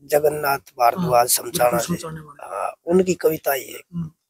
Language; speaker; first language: Hindi; native; Hindi